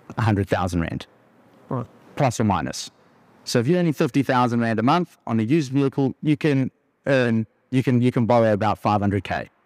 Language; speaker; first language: English; native; English